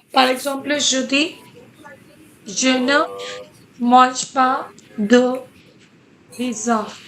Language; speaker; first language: French; non-native, fluent; Hindi